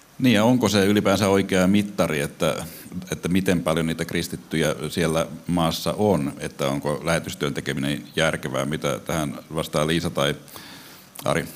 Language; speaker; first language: Finnish; native; Finnish